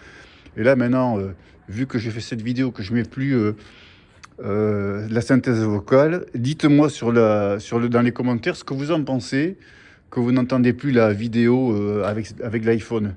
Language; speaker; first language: French; native; French